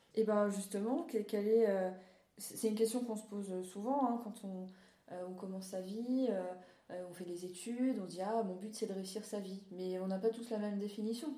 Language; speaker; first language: French; native; French